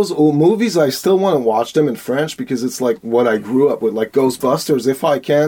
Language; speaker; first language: English; native; English